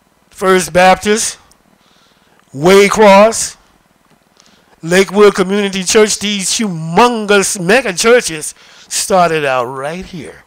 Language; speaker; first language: English; native; English